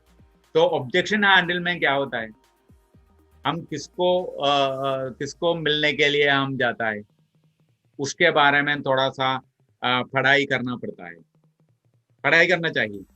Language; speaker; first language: Hindi; non-native, local second language; Malayalam